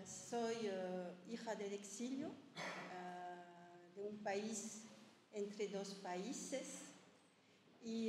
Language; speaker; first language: Spanish; early bilingual, heritage; French